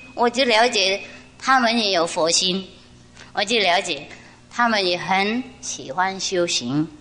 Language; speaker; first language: Chinese; non-native, fluent; Vietnamese